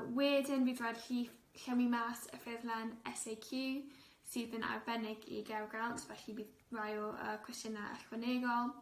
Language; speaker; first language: Welsh; non-native, local second language; English